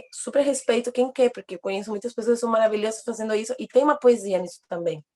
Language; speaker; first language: Portuguese; non-native, fluent; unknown